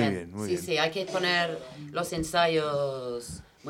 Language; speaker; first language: Spanish; non-native, fluent; English